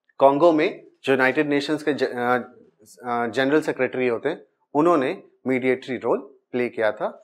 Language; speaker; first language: Hindi; native; Hindi